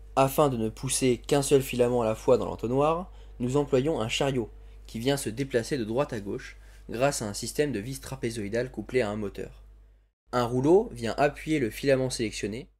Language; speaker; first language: French; native; French